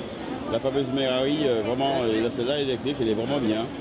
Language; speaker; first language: French; native; French